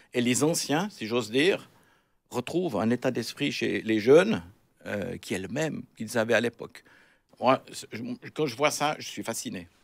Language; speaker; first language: French; native; French